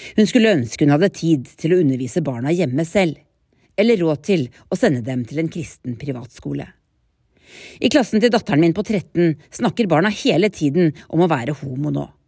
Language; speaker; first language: Norwegian; native; Norwegian